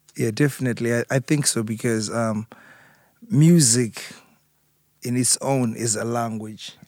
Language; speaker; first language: English; non-native, local second language; Shona